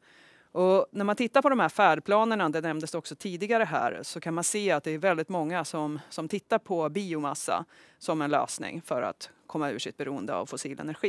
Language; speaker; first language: Swedish; native; Swedish